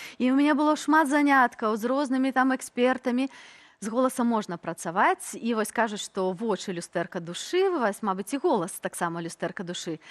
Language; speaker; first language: Belarusian; native; Belarusian